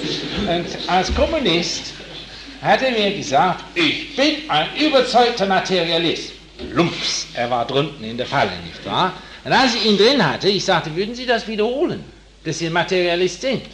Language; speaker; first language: German; non-native, fluent; English